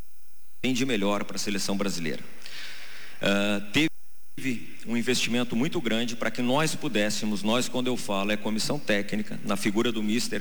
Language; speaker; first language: Portuguese; native; Portuguese